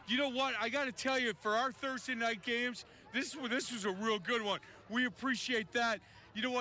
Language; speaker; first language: English; native; English